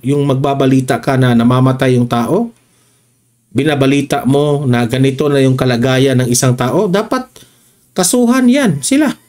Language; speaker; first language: Filipino; non-native, local second language; Cebuano